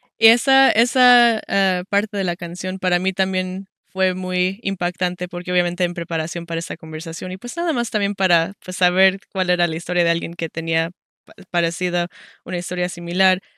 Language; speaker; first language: Spanish; native; Spanish